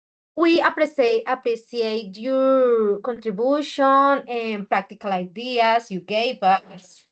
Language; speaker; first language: English; non-native, learner; Spanish